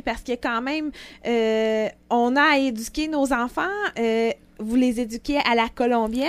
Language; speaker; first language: French; native; French